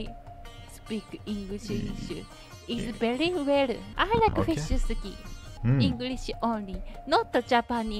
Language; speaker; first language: English; non-native, learner; Japanese